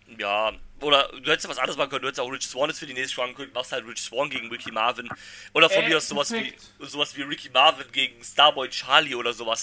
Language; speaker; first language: German; native; German